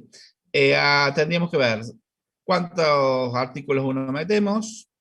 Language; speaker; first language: Spanish; native; Spanish